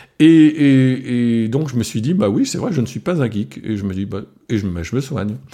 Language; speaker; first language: French; non-native, local second language; Swiss German